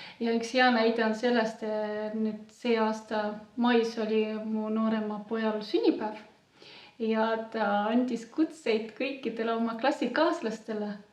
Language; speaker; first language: Estonian; non-native, local second language; Romany